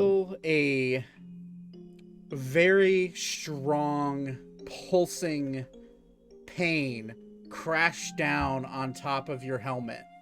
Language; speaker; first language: English; native; English